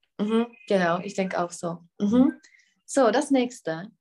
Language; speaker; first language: German; non-native, fluent; Czech